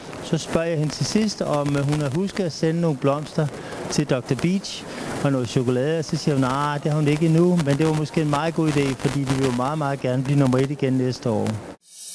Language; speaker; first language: Danish; native; Danish